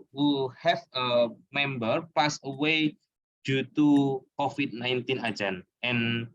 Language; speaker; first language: English; non-native, learner; Indonesian